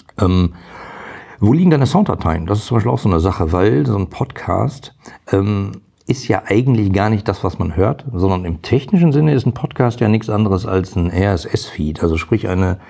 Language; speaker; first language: German; native; German